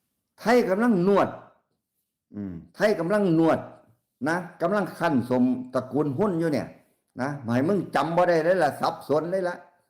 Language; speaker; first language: Thai; non-native, local second language; Lao